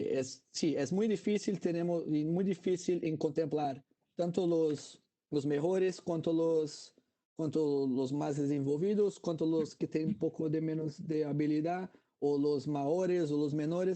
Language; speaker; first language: Spanish; non-native, fluent; Portuguese